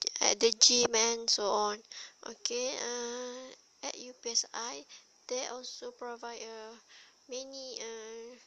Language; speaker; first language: English; non-native, learner; Malay